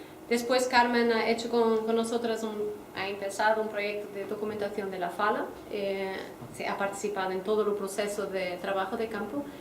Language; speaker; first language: Spanish; non-native, fluent; Portuguese